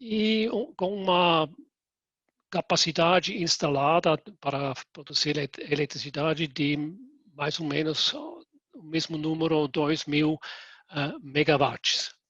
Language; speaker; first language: Portuguese; non-native, fluent; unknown